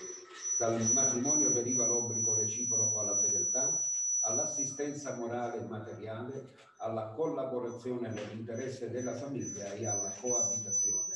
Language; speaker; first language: Italian; native; Italian